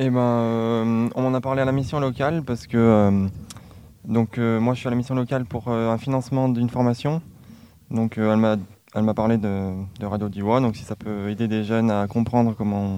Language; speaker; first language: French; native; French